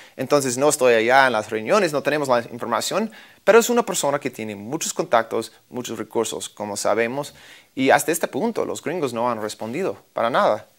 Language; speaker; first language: Spanish; non-native, fluent; English